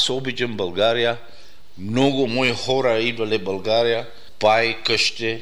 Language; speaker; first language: Bulgarian; non-native, learner; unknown